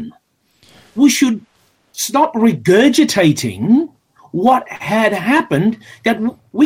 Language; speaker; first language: English; native; English